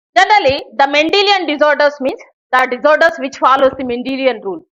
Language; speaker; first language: English; non-native, local second language; Telugu